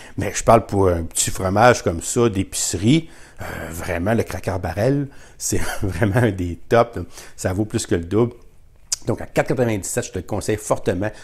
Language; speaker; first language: French; native; French